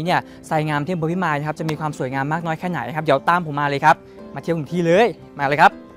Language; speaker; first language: Thai; native; Thai